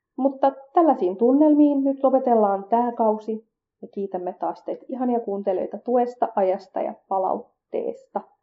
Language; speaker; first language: Finnish; early bilingual, other home language; Kurdish